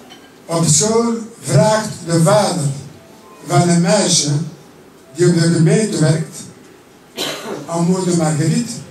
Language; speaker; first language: Dutch; early bilingual, other home language; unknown